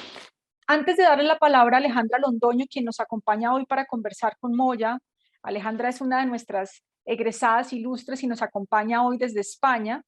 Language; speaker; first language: Spanish; native; Spanish